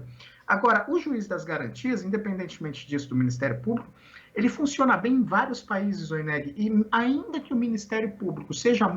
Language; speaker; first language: Portuguese; native; Portuguese